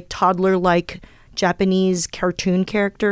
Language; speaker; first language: English; early bilingual, other home language; Chinese